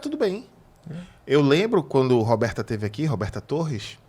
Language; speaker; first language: Portuguese; native; Portuguese